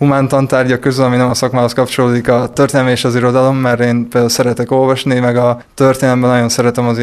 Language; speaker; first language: Hungarian; native; Hungarian